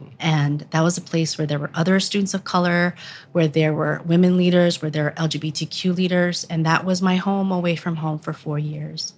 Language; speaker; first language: English; early bilingual, other home language; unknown